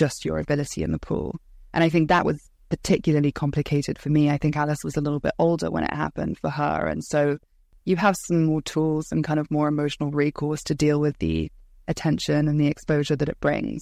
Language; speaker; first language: English; native; English